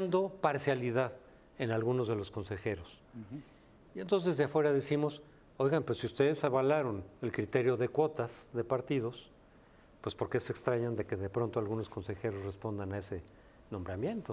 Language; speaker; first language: Spanish; native; Spanish